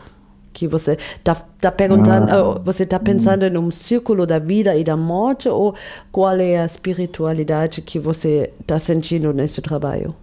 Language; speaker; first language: Portuguese; non-native, fluent; German